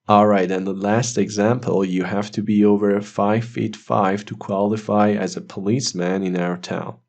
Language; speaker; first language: English; non-native, fluent; Persian